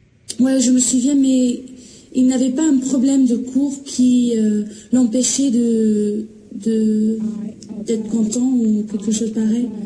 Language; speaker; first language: French; non-native, learner; English